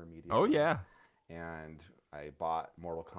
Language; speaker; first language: English; native; English